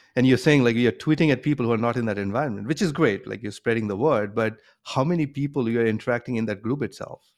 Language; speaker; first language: English; non-native, local second language; Bangla